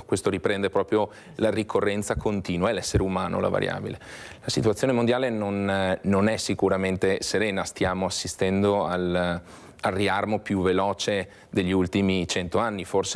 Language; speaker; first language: Italian; native; Italian